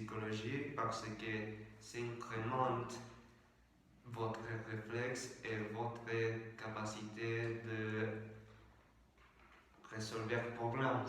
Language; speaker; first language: French; non-native, learner; Spanish